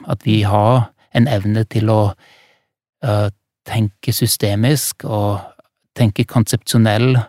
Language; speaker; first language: Norwegian; non-native, fluent; German